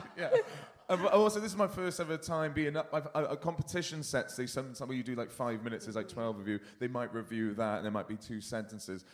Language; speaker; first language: English; native; English